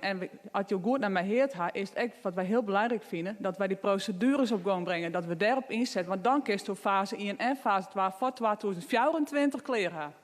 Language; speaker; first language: Dutch; non-native, local second language; Western Frisian